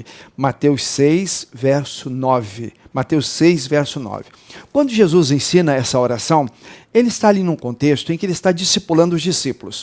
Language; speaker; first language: Portuguese; native; Portuguese